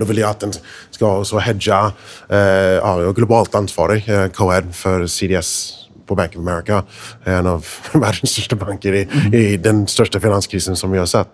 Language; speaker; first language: Swedish; non-native, fluent; English